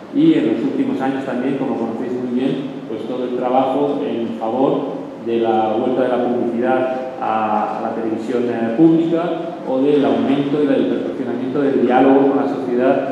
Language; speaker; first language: Spanish; native; Spanish